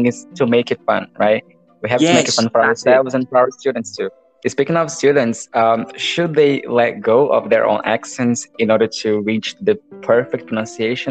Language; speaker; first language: English; non-native, fluent; Portuguese